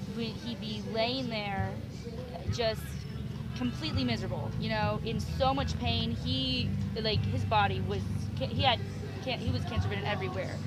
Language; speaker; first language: English; native; English